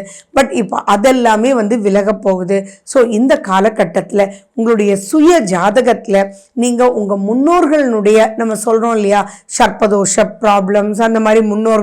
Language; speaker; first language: Tamil; native; Tamil